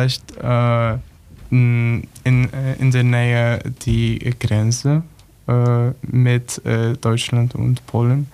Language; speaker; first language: German; non-native, learner; Polish